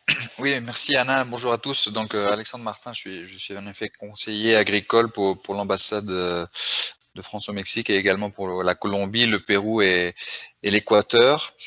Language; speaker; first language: French; native; French